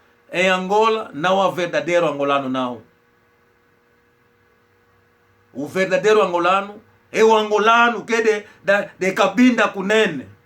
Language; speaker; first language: Portuguese; non-native, local second language; Kongo